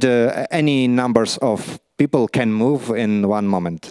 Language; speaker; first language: English; non-native, learner; Russian